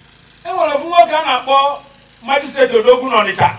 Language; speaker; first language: Igbo; native; Igbo